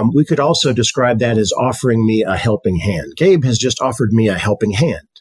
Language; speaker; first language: English; native; English